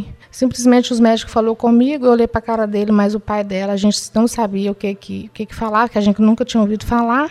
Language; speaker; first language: Portuguese; native; Portuguese